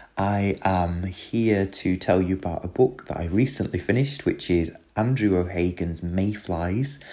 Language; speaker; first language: English; native; English